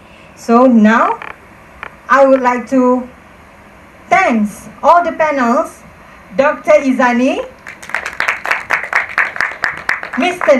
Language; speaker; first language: English; non-native, local second language; Malay